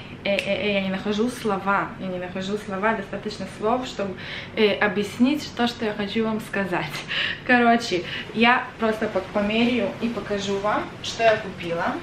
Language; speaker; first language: Russian; early bilingual, other home language; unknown